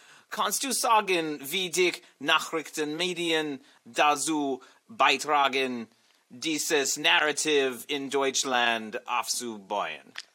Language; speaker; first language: German; non-native, learner; English